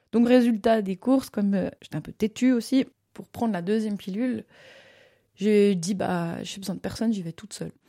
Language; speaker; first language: French; native; French